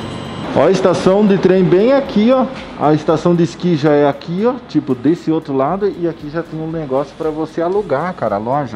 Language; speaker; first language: Portuguese; native; Portuguese